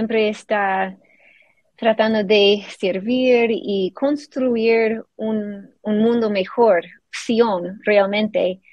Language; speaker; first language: Spanish; non-native, fluent; English